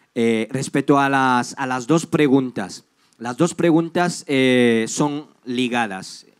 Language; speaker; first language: Spanish; non-native, fluent; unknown